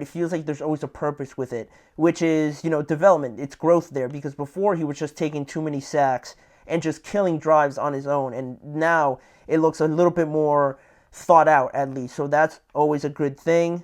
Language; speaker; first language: English; native; English